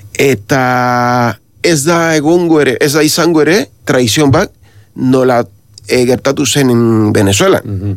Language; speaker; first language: Basque; non-native, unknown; Spanish